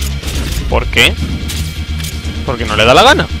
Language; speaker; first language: Spanish; native; Spanish